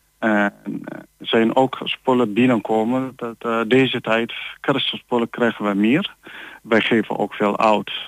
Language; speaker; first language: Dutch; non-native, learner; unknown